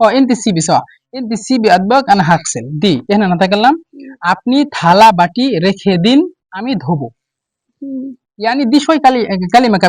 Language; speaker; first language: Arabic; non-native, learner; Bangla